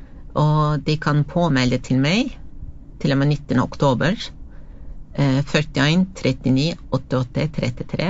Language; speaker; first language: Norwegian; non-native, fluent; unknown